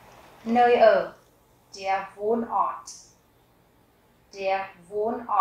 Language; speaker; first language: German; non-native, fluent; Vietnamese